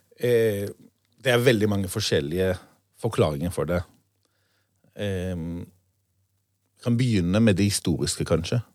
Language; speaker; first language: Norwegian; non-native, fluent; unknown